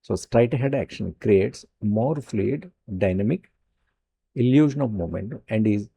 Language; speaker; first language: English; non-native, local second language; Telugu